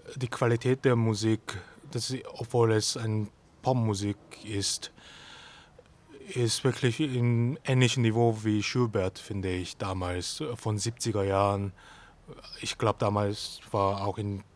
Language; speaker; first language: German; non-native, fluent; Korean